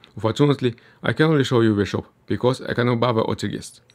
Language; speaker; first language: English; early bilingual, other home language; Estonian